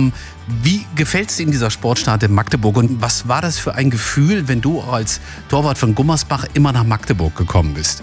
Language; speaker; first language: German; native; German